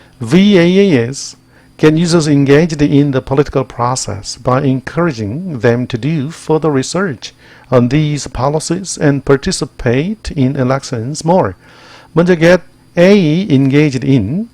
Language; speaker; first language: English; non-native, fluent; Korean